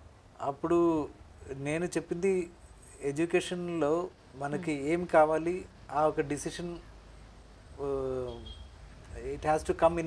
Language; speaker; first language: Telugu; non-native, local second language; Malayalam